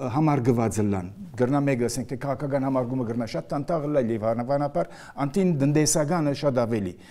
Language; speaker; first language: Armenian; early bilingual, heritage; Armenian